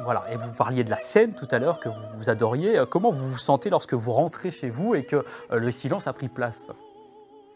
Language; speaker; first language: French; native; French